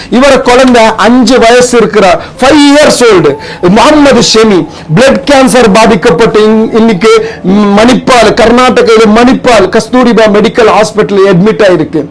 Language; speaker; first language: Tamil; non-native, local second language; Urdu